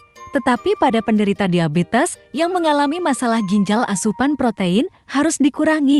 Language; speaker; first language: Indonesian; native; Indonesian